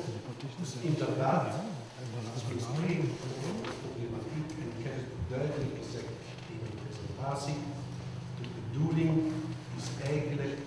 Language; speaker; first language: Dutch; non-native, local second language; French